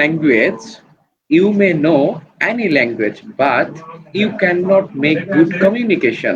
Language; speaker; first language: English; non-native, learner; Bangla